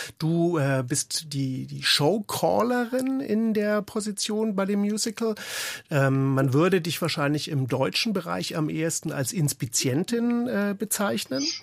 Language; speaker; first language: German; native; German